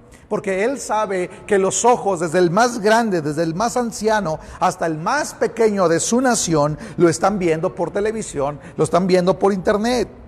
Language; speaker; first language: Spanish; native; Spanish